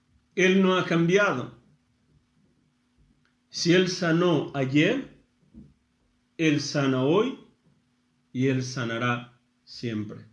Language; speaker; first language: Spanish; non-native, fluent; Portuguese